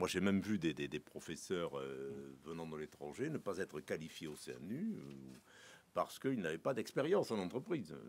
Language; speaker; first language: French; native; French